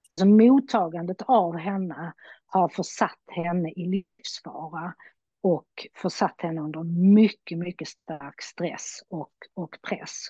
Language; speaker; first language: Swedish; native; Swedish